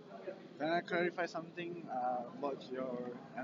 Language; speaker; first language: English; non-native, learner; Malay